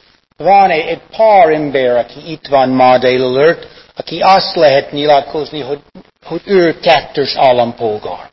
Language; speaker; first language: Hungarian; non-native, fluent; English